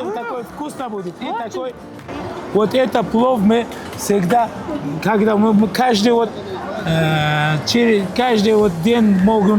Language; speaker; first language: Russian; non-native, learner; Uzbek